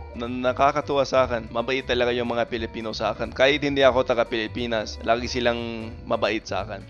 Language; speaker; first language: Filipino; non-native, fluent; English